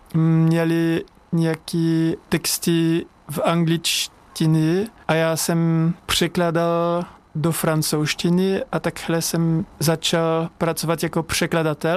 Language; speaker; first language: Czech; non-native, learner; French